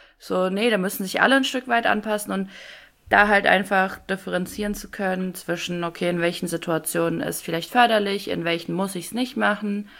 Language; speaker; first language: German; early bilingual, other home language; Polish